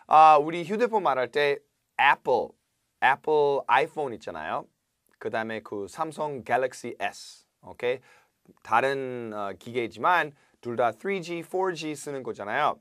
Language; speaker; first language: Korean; non-native, fluent; English